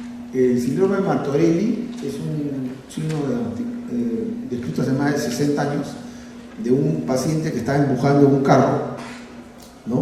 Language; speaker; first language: Spanish; native; Spanish